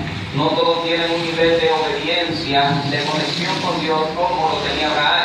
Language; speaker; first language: Spanish; native; Spanish